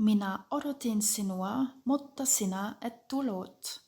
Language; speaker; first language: Finnish; non-native, fluent; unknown